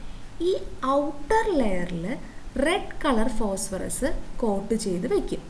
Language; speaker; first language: Malayalam; native; Malayalam